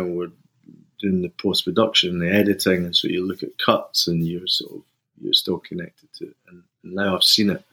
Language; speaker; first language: English; native; English